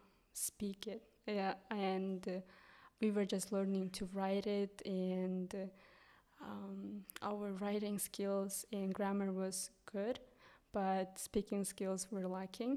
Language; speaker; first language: English; non-native, fluent; Kyrgyz